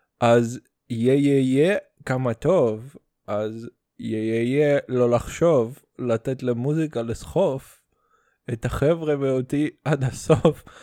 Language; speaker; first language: Hebrew; non-native, fluent; Russian